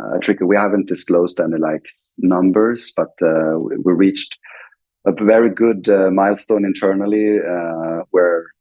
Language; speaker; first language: English; non-native, fluent; Swedish